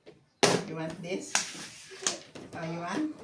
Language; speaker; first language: English; non-native, learner; Filipino